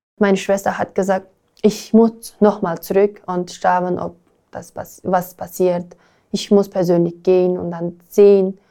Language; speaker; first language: German; non-native, learner; Uyghur